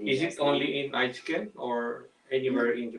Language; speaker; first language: English; non-native, local second language; Filipino